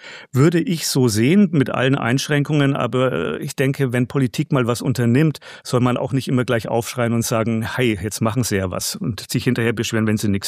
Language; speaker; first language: German; native; German